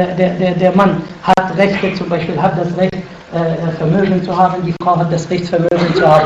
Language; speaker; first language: German; non-native, fluent; Arabic